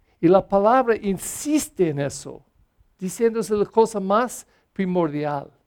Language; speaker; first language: Spanish; non-native, fluent; English